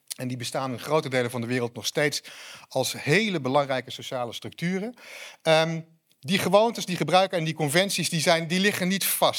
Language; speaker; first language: Dutch; native; Dutch